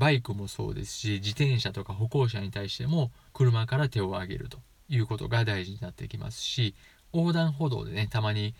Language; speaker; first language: Japanese; native; Japanese